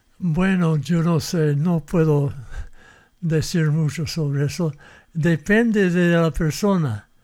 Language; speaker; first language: Spanish; non-native, fluent; English